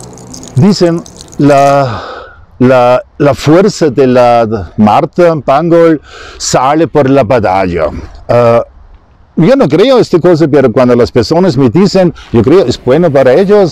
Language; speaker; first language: Spanish; non-native, learner; German